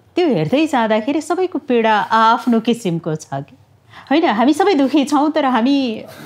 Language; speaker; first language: Nepali; non-native, local second language; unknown